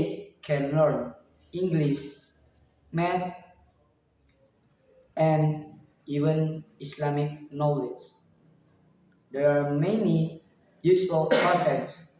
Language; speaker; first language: English; non-native, learner; Indonesian